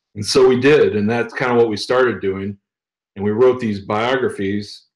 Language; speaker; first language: English; native; English